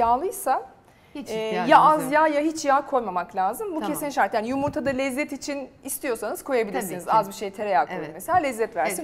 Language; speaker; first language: Turkish; native; Turkish